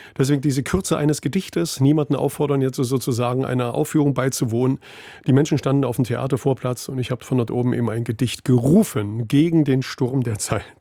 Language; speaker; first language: German; native; German